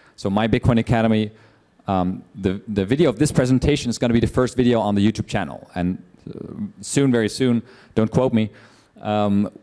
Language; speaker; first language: English; non-native, fluent; Dutch